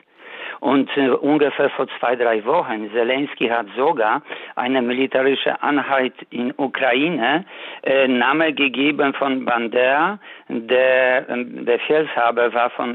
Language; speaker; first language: German; non-native, fluent; Polish